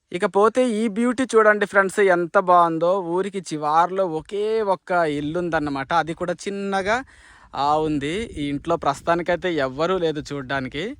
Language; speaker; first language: Telugu; native; Telugu